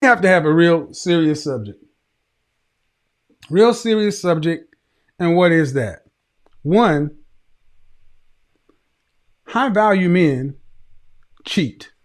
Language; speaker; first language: English; native; English